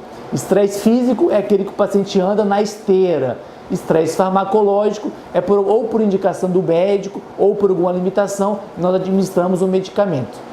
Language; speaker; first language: Portuguese; native; Portuguese